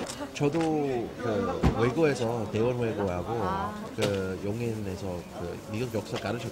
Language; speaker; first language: Korean; non-native, learner; English